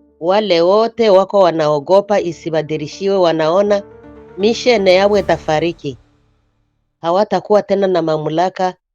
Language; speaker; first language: Swahili; native; Swahili